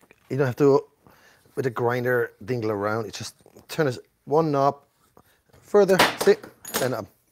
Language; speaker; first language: English; non-native, fluent; German